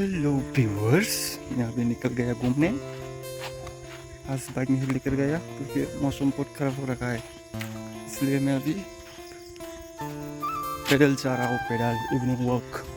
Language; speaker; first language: Hindi; non-native, local second language; Kok Borok